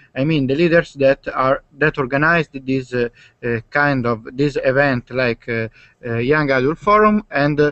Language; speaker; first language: English; non-native, learner; Italian